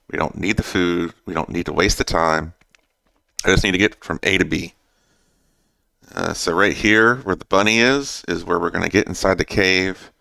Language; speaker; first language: English; native; English